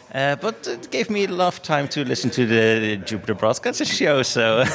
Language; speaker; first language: English; non-native, fluent; Dutch